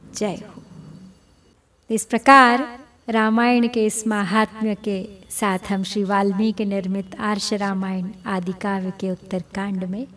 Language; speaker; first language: Hindi; native; Hindi